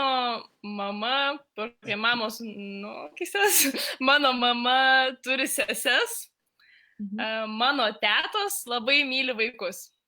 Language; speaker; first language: Lithuanian; non-native, learner; Spanish